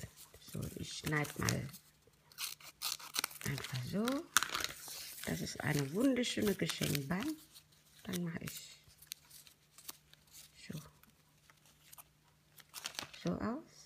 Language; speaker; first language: German; non-native, learner; Indonesian